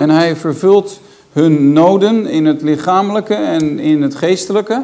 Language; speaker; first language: Dutch; native; Dutch